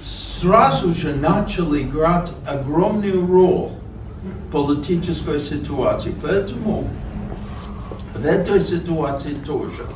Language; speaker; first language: Russian; non-native, fluent; English